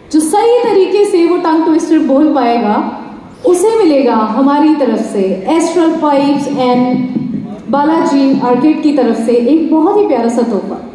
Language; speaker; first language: Hindi; native; Hindi